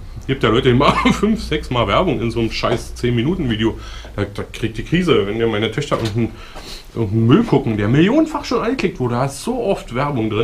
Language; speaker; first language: German; native; German